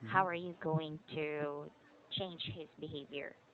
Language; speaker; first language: English; non-native, fluent; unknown